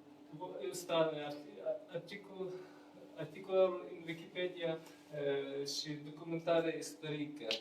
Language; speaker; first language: Romanian; non-native, learner; Ukrainian